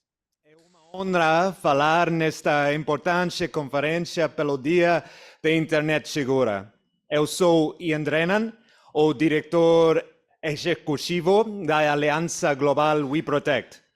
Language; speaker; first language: Portuguese; non-native, learner; English